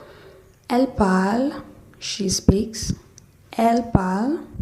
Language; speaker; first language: French; non-native, fluent; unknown